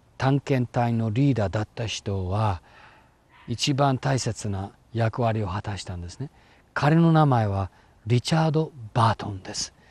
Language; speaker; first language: Japanese; non-native, fluent; English